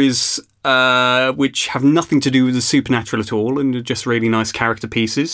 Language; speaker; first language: English; native; English